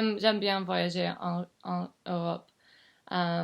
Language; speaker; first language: French; non-native, learner; English